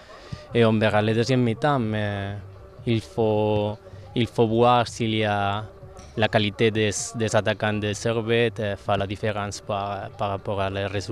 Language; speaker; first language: French; non-native, fluent; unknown